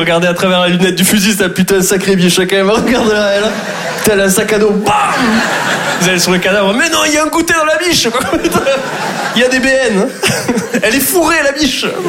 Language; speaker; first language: French; native; French